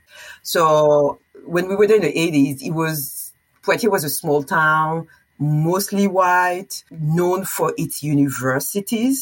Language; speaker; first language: English; non-native, fluent; French